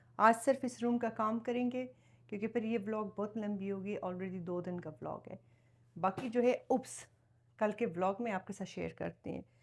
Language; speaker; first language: Urdu; non-native, fluent; Persian